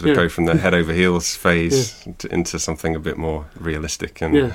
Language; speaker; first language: English; native; English